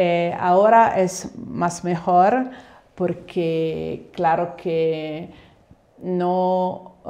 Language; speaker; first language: Spanish; non-native, fluent; Italian